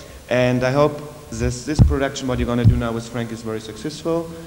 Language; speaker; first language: English; non-native, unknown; German